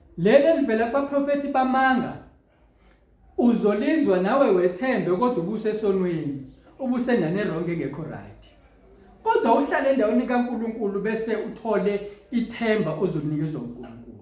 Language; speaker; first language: Zulu; native; Zulu